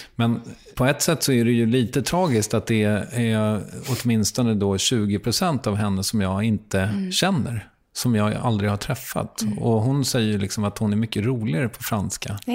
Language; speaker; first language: Swedish; native; Swedish